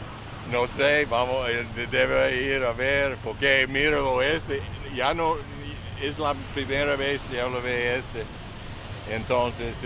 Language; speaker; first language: Spanish; non-native, learner; English